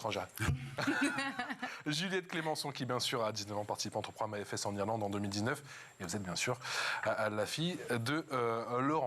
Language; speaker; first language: French; native; French